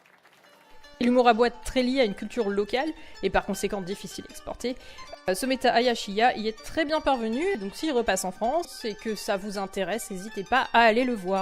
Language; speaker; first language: French; native; French